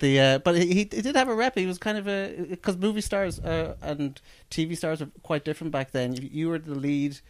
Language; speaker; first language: English; native; English